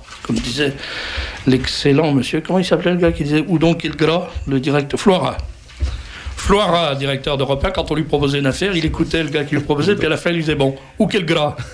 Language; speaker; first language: French; native; French